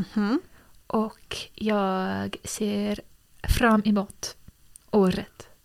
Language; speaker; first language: Swedish; early bilingual, heritage; English